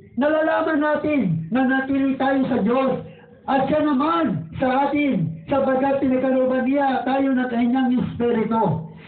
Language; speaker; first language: Filipino; non-native, local second language; Waray